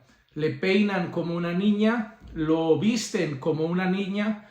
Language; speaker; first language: Spanish; native; Spanish